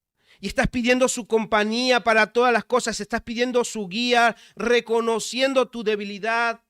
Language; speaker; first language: Spanish; native; Spanish